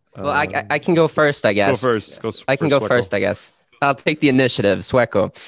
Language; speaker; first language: English; non-native, fluent; Swedish